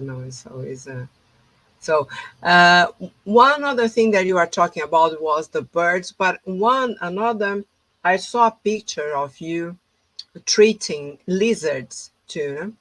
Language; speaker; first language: English; non-native, fluent; Portuguese